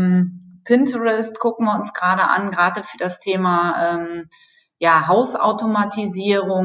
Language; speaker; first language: German; native; German